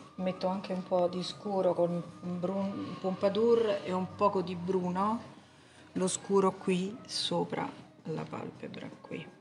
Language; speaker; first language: Italian; native; Italian